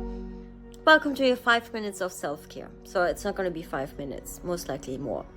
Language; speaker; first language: English; non-native, fluent; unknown